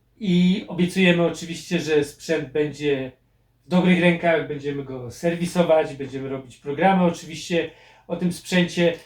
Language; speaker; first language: Polish; native; Polish